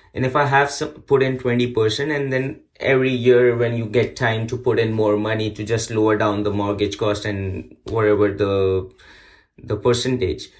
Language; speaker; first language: English; non-native, local second language; Urdu